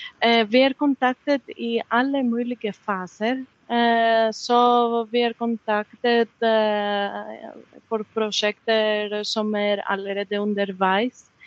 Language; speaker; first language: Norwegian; non-native, fluent; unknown